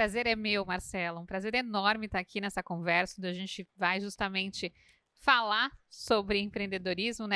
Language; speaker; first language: Portuguese; native; Portuguese